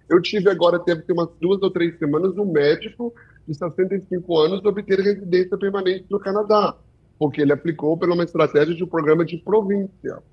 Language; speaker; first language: Portuguese; early bilingual, heritage; Portuguese